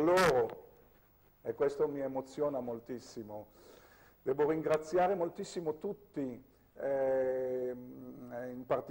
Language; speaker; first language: Italian; non-native, fluent; Hebrew